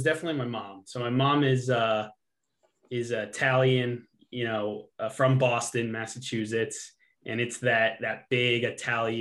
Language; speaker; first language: English; native; English